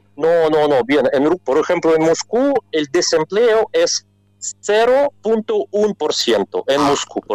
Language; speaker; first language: Spanish; non-native, fluent; Russian